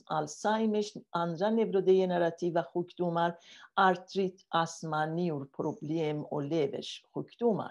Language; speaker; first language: Swedish; non-native, fluent; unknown